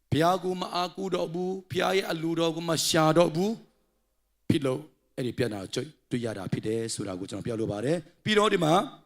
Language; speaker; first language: Burmese; non-native, local second language; Tedim Chin